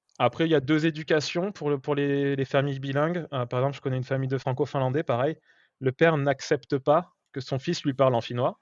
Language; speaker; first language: French; native; French